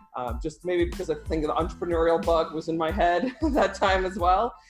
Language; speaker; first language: English; early bilingual, other home language; Russian